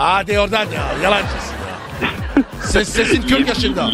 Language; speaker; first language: Turkish; non-native, learner; French